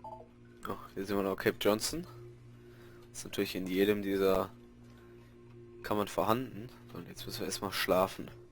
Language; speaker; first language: German; native; German